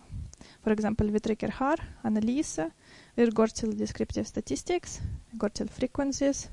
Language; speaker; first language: Norwegian; non-native, fluent; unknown